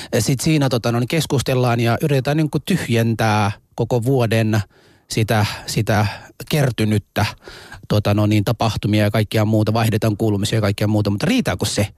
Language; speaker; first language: Finnish; non-native, fluent; Somali